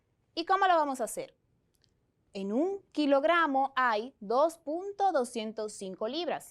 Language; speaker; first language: Spanish; native; Spanish